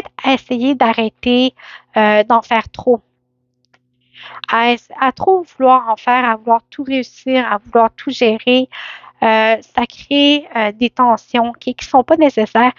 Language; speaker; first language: French; native; French